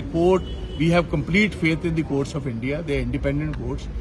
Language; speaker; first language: Hindi; non-native, local second language; Punjabi